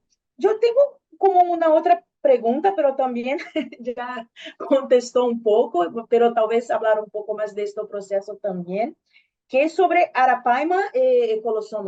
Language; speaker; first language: Spanish; non-native, learner; Portuguese